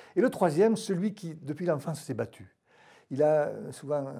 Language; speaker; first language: French; native; French